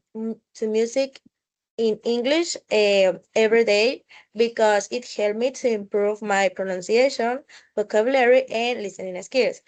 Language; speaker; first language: English; non-native, fluent; Spanish